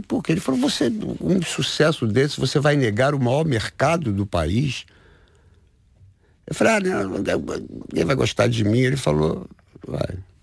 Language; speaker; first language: Portuguese; native; Portuguese